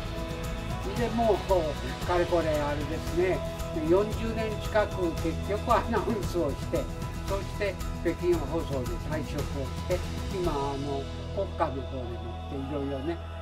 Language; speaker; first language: Japanese; native; Japanese